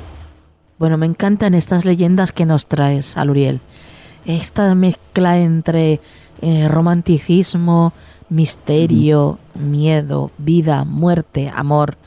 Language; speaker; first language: Spanish; native; Spanish